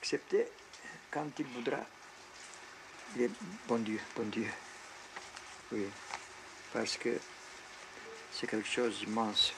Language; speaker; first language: French; non-native, fluent; Greek